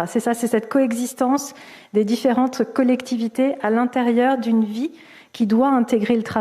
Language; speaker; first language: French; native; French